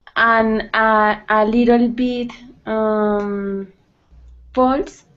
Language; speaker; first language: English; non-native, learner; Spanish